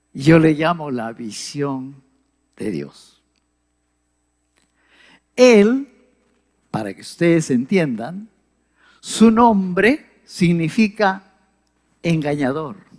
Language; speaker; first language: Spanish; native; Spanish